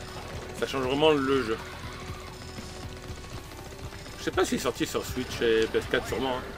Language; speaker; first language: French; native; French